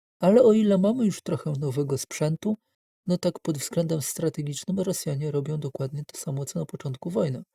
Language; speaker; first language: Polish; native; Polish